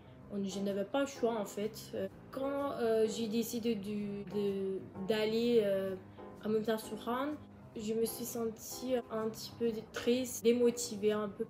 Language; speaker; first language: French; non-native, learner; Turkish